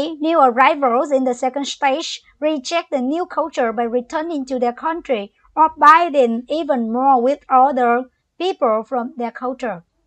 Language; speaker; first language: English; non-native, fluent; Vietnamese